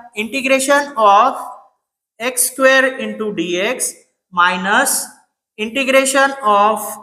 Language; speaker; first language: Hindi; non-native, local second language; Marathi